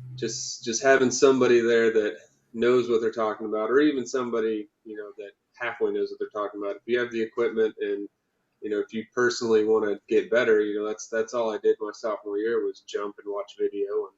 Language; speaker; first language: English; native; English